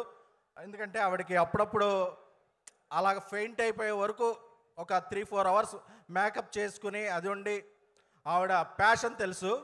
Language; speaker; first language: Telugu; native; Telugu